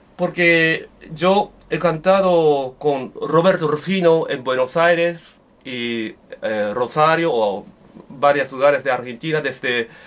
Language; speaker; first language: Spanish; non-native, learner; Japanese